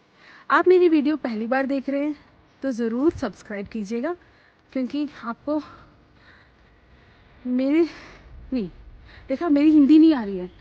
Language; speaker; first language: Hindi; non-native, local second language; Malayalam